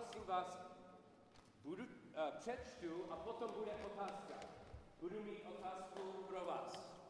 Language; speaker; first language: Czech; non-native, learner; English